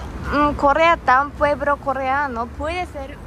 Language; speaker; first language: Spanish; non-native, learner; Japanese